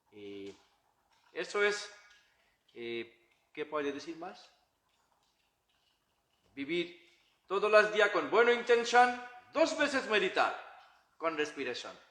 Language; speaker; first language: Spanish; non-native, learner; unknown